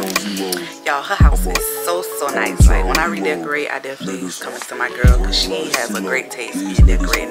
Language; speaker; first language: English; native; English